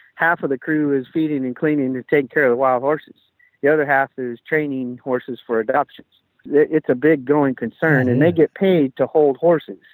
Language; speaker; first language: English; native; English